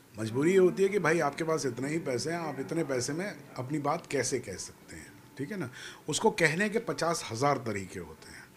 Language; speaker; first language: Hindi; native; Hindi